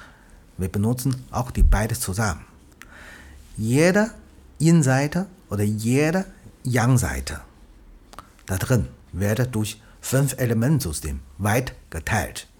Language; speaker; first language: German; non-native, learner; Chinese